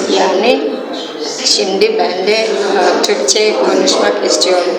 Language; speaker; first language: Turkish; non-native, learner; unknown